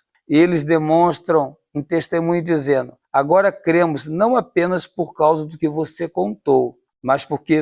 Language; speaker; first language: Portuguese; native; Portuguese